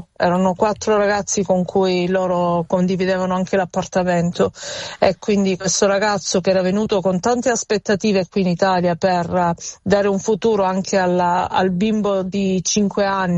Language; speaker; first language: Italian; native; Italian